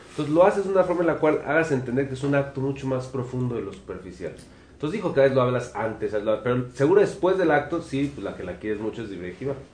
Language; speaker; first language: Spanish; native; Spanish